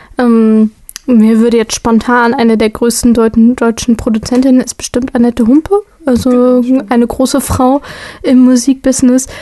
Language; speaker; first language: German; native; German